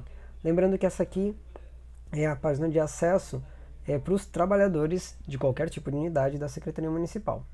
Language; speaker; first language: Portuguese; native; Portuguese